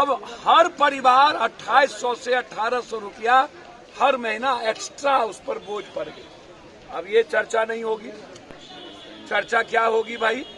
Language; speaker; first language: Hindi; native; Hindi